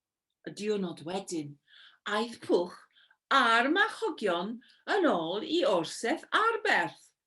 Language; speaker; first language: Welsh; non-native, fluent; English